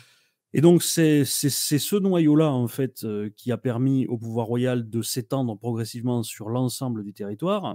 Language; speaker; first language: French; native; French